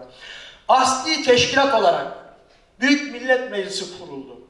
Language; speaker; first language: Turkish; native; Turkish